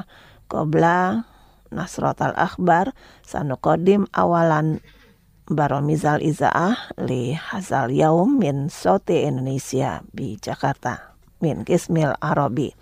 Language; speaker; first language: Arabic; non-native, fluent; Indonesian